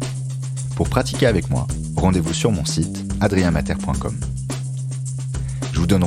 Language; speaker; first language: French; native; French